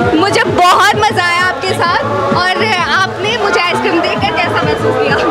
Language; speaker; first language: Hindi; native; Hindi